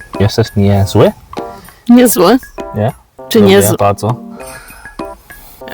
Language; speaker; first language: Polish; non-native, learner; English